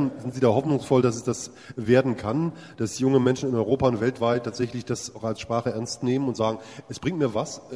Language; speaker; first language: German; native; German